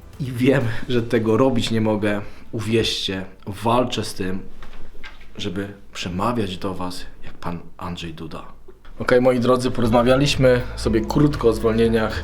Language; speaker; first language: Polish; native; Polish